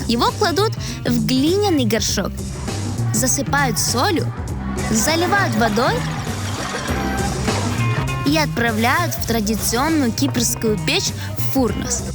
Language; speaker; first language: Russian; native; Russian